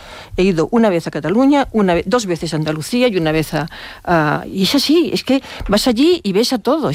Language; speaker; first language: Spanish; native; Spanish